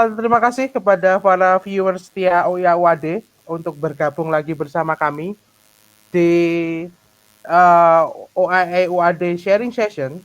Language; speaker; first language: Indonesian; native; Indonesian